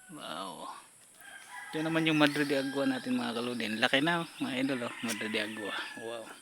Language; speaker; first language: Filipino; non-native, local second language; Bikol